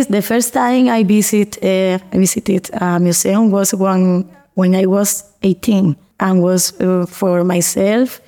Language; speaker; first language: English; non-native, learner; Spanish